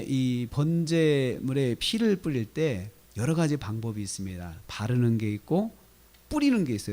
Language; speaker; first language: Korean; native; Korean